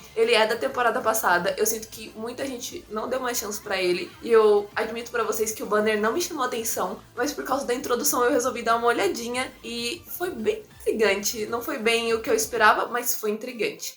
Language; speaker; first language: Portuguese; native; Portuguese